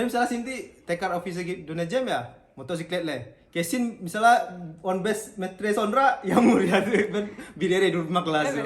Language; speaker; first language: Turkish; non-native, learner; Indonesian